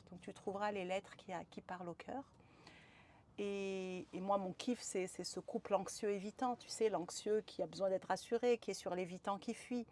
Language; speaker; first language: French; native; French